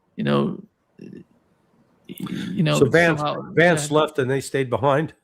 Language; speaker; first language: English; native; English